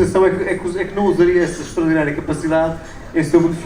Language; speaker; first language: Portuguese; native; Portuguese